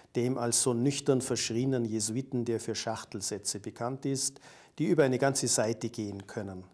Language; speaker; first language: German; native; German